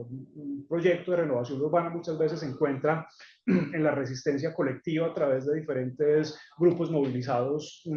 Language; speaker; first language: Spanish; native; Spanish